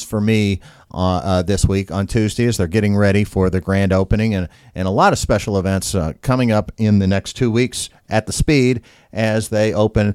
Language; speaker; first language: English; native; English